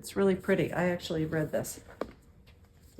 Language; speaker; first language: English; native; English